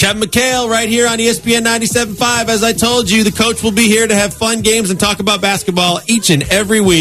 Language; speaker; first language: English; native; English